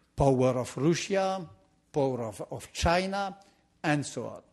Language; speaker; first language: English; non-native, fluent; French